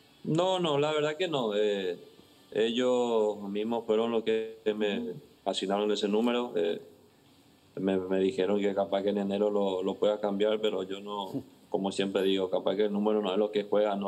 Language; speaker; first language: Spanish; native; Spanish